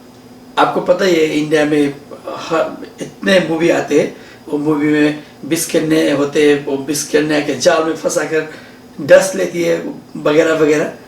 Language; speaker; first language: Hindi; non-native, learner; Nepali